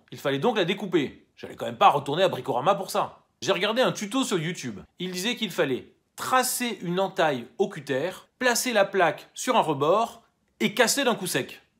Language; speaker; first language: French; native; French